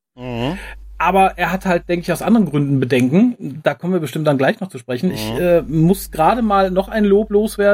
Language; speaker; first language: German; native; German